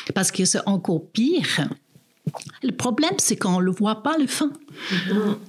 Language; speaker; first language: French; non-native, fluent; English